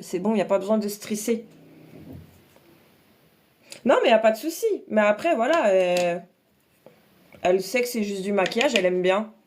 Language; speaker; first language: French; native; French